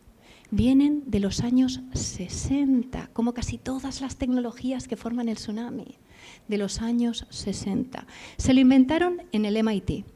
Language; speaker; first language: Spanish; native; Spanish